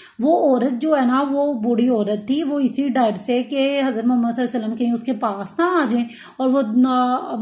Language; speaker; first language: Urdu; non-native, local second language; Punjabi